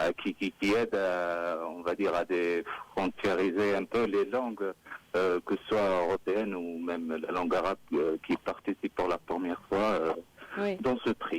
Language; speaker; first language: French; non-native, local second language; Arabic